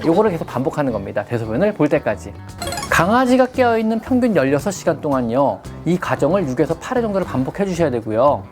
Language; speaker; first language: Korean; native; Korean